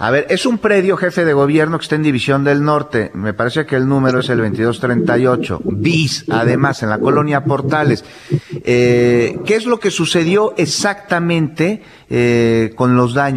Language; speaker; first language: Spanish; native; Spanish